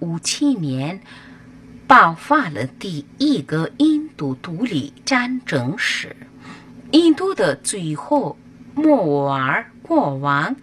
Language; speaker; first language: Chinese; non-native, fluent; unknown